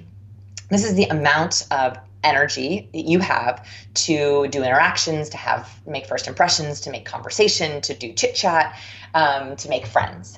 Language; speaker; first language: English; native; English